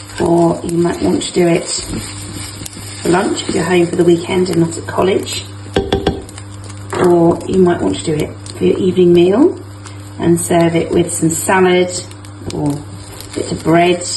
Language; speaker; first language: English; native; English